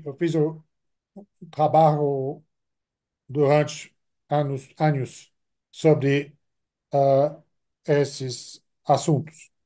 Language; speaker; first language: Portuguese; non-native, fluent; French